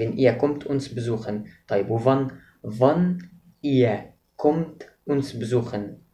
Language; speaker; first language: German; non-native, fluent; Arabic